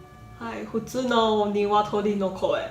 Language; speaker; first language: Japanese; non-native, learner; Chinese